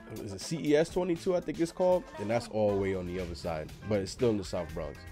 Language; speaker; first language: English; native; English